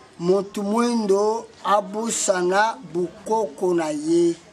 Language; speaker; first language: Lingala; non-native, local second language; Kongo